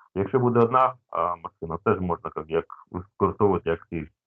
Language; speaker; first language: Ukrainian; non-native, local second language; Russian